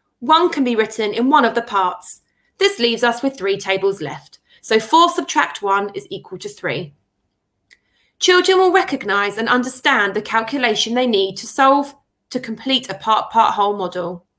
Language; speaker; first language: English; native; English